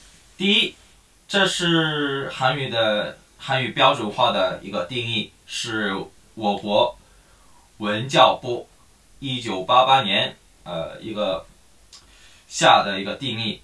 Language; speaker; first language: Chinese; non-native, fluent; Korean